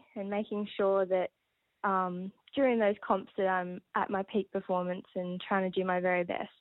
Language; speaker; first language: English; native; English